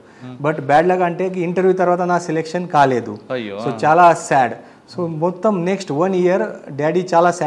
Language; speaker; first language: Telugu; non-native, learner; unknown